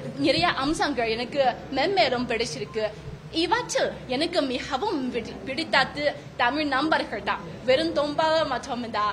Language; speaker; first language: Tamil; non-native, fluent; Chinese